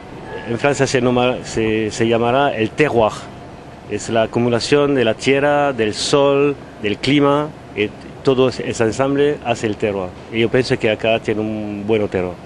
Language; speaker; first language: Spanish; non-native, learner; French